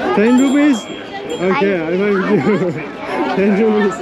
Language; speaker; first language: English; non-native, learner; Vietnamese